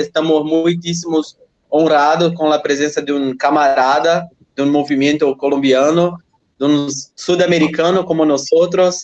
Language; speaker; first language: Spanish; non-native, fluent; Portuguese